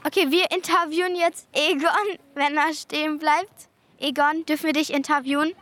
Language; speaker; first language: German; native; German